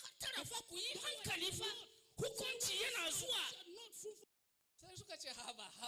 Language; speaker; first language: Hausa; non-native, local second language; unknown